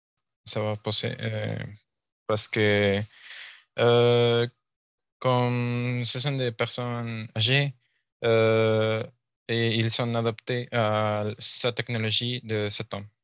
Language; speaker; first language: French; non-native, learner; Spanish